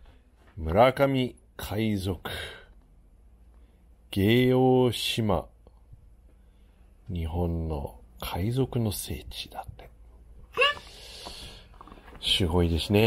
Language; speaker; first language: Japanese; native; Japanese